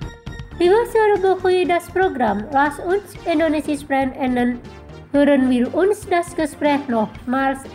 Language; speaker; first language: German; non-native, fluent; Indonesian